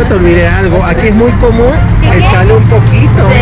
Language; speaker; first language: Spanish; native; Spanish